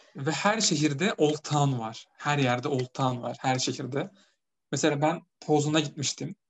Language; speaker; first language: Turkish; native; Turkish